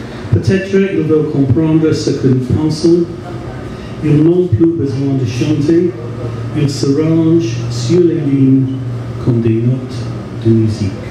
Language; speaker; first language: French; non-native, fluent; English